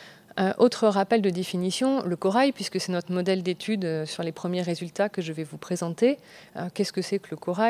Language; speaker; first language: French; native; French